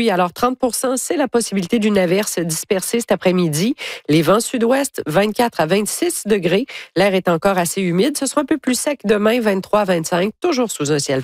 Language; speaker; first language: French; native; French